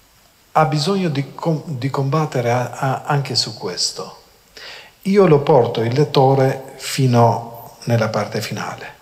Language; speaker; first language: Italian; non-native, fluent; Albanian